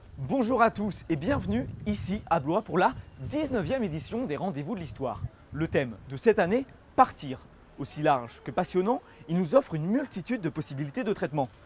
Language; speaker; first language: French; native; French